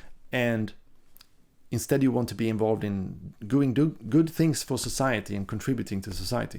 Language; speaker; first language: English; non-native, fluent; Swedish